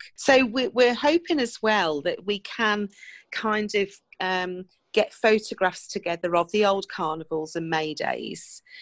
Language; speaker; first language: English; native; English